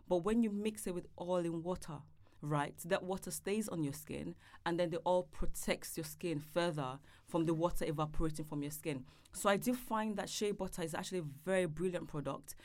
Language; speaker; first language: English; non-native, local second language; Yoruba